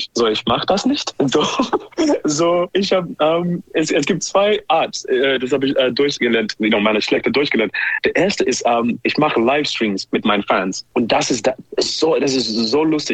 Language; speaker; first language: German; non-native, learner; English